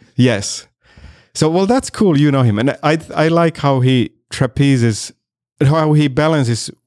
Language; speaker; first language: English; non-native, fluent; Finnish